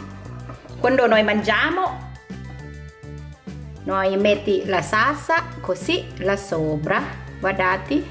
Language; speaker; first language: Italian; non-native, learner; Thai